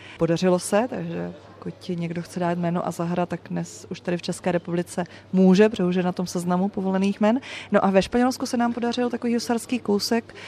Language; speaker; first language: Czech; native; Czech